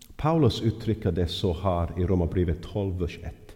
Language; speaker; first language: Swedish; non-native, fluent; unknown